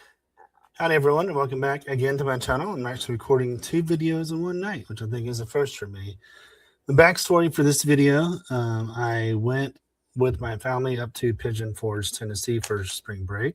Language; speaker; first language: English; native; English